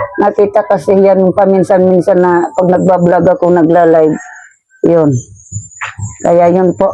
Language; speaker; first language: Filipino; non-native, local second language; Bikol